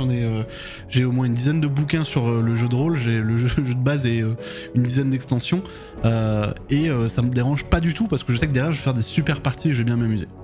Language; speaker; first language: French; native; French